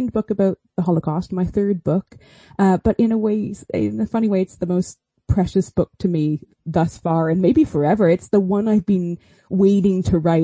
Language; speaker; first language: English; native; English